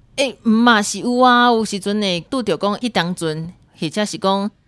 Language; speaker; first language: Min Nan Chinese; native; Min Nan Chinese